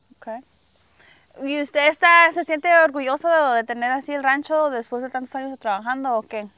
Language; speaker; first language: Spanish; early bilingual, heritage; Spanish